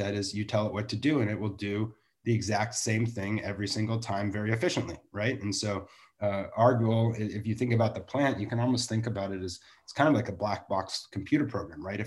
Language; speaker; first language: English; native; English